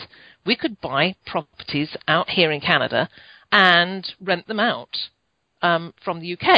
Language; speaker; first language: English; native; English